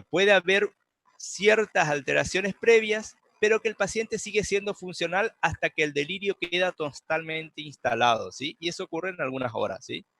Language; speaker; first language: Spanish; native; Spanish